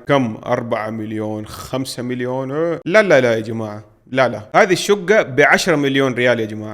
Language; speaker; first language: Arabic; native; Arabic